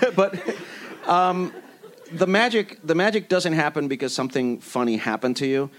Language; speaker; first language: English; early bilingual, other home language; Spanish